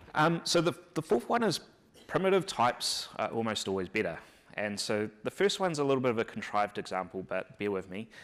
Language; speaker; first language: English; native; English